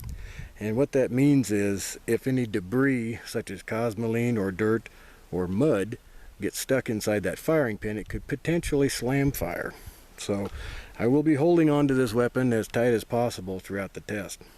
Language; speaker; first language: English; native; English